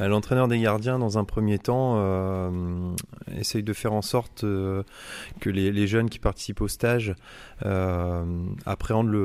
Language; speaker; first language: French; native; French